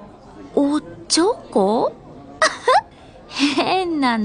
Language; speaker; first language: Japanese; non-native, learner; English